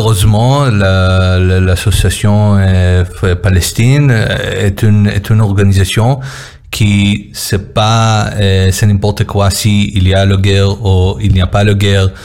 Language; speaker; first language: French; non-native, learner; Hebrew